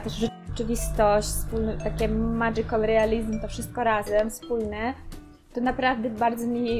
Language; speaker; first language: Polish; non-native, fluent; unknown